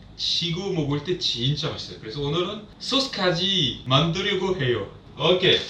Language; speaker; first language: Korean; non-native, learner; French